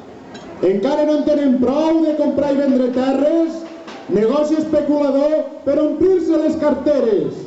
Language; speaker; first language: Catalan; native; Catalan